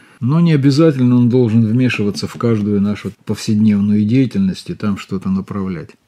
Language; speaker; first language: Russian; native; Russian